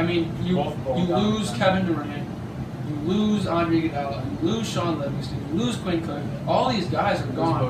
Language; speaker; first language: English; native; English